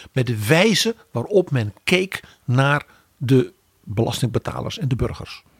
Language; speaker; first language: Dutch; native; Dutch